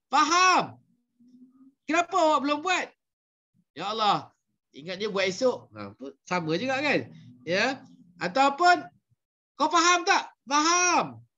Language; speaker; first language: Malay; native; Malay